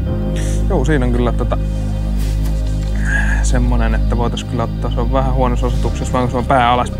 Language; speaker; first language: Finnish; native; Finnish